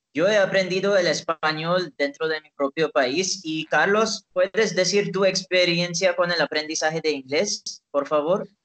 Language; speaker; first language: Spanish; non-native, fluent; Hindi